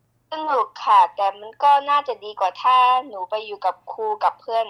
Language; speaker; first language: Thai; early bilingual, heritage; Thai